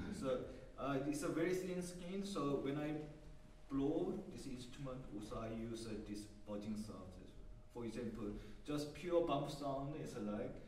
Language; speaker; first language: English; non-native, learner; Korean